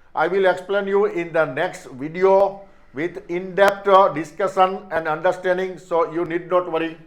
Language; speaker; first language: English; non-native, local second language; Gujarati